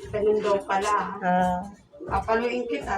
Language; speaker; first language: Filipino; native; Filipino